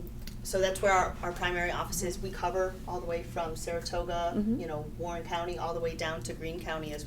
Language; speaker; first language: English; native; English